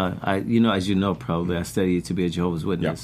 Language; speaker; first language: English; native; English